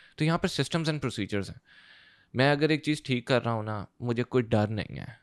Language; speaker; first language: Urdu; native; Urdu